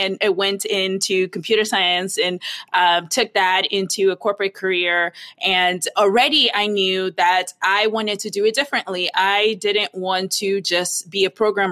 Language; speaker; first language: English; non-native, local second language; Yoruba